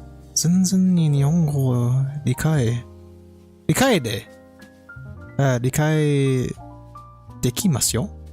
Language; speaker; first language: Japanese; non-native, learner; English